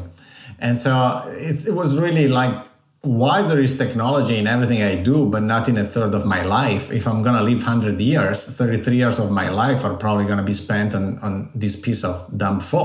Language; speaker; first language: English; non-native, fluent; Italian